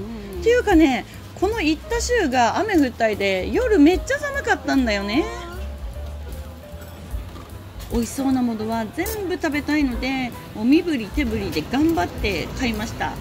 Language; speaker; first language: Japanese; native; Japanese